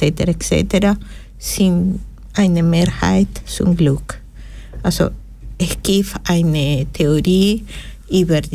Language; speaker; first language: German; non-native, learner; Spanish